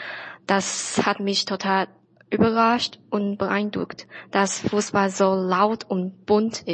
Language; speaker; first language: German; non-native, learner; Chinese